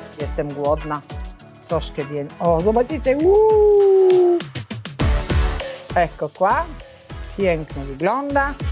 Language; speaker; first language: Polish; non-native, learner; Italian